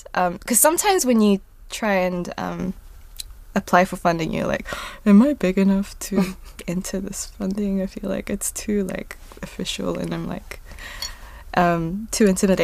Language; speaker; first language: English; non-native, local second language; Korean